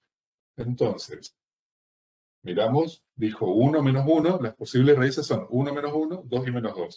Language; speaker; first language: Spanish; native; Spanish